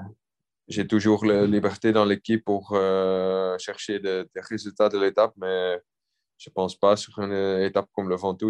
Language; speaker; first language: French; non-native, local second language; Dutch